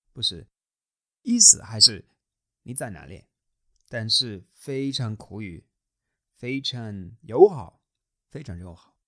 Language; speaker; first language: Chinese; non-native, fluent; Spanish